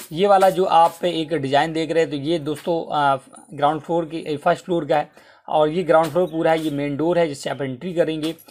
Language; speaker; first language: Hindi; native; Hindi